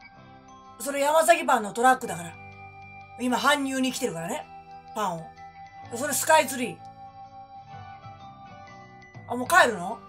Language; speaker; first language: Japanese; native; Japanese